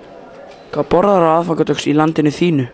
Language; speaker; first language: Icelandic; native; Icelandic